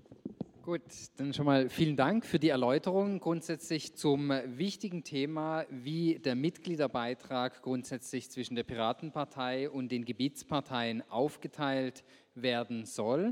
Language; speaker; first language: German; native; German